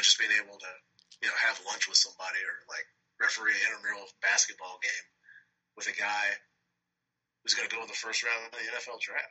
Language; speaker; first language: English; native; English